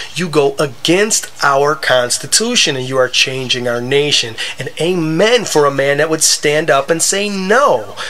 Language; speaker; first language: English; native; English